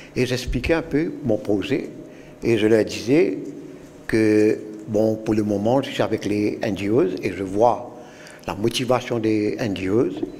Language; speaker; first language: French; non-native, local second language; Morisyen